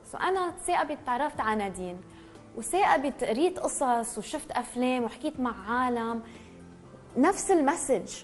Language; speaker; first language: Arabic; early bilingual, heritage; Arabic